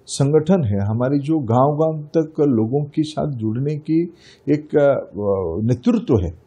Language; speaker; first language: Hindi; non-native, local second language; Odia